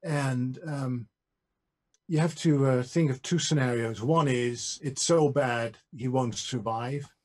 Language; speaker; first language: English; non-native, fluent; Dutch